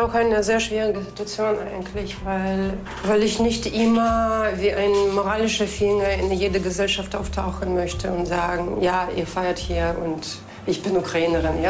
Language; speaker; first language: German; non-native, fluent; Ukrainian